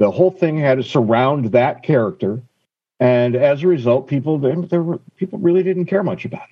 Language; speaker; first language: English; native; English